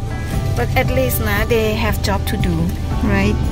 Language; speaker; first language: English; non-native, fluent; Filipino